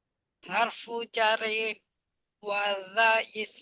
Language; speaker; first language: Arabic; non-native, learner; Indonesian